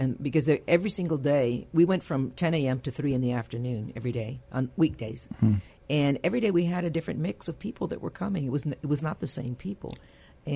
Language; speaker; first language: English; early bilingual, other home language; Spanish